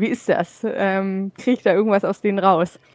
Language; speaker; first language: German; native; German